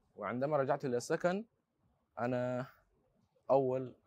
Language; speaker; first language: Arabic; non-native, learner; Chinese